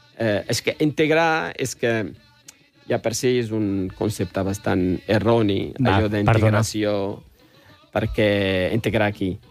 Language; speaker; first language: Catalan; non-native, fluent; Riffian